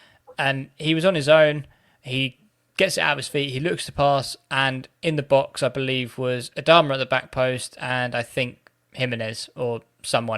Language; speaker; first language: English; native; English